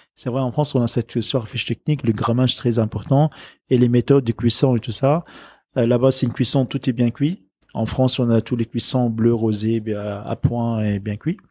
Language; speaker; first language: French; non-native, local second language; Arabic